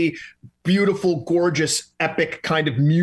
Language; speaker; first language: English; native; English